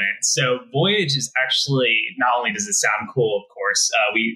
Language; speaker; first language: English; native; English